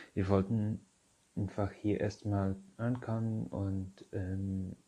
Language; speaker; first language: German; non-native, fluent; Arabic